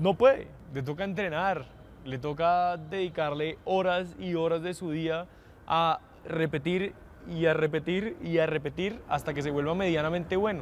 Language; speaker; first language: Spanish; native; Spanish